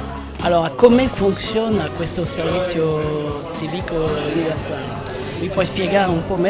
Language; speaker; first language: Italian; non-native, learner; French